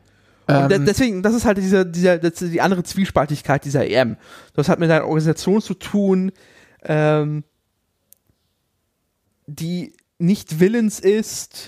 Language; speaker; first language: German; native; German